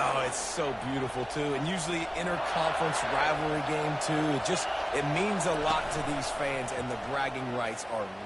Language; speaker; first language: English; native; English